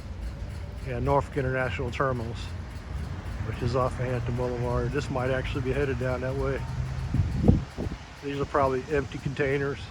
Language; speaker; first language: English; native; English